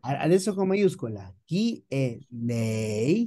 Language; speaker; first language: Italian; non-native, fluent; Spanish